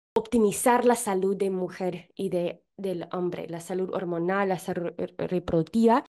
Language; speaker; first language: Spanish; non-native, fluent; English